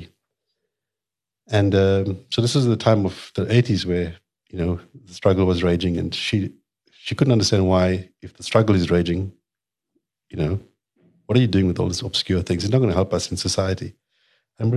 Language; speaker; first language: English; native; English